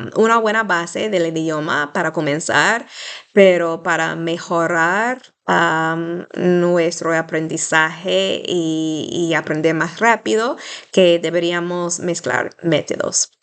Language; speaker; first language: Spanish; non-native, fluent; English